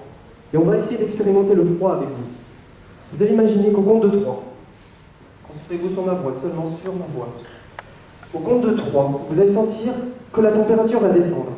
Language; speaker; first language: French; native; French